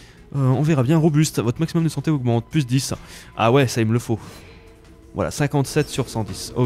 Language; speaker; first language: French; native; French